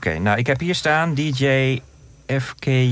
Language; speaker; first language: Dutch; native; Dutch